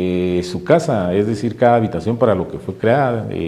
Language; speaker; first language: Spanish; native; Spanish